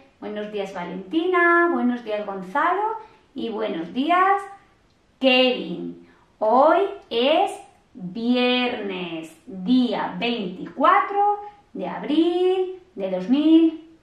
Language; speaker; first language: Spanish; native; Spanish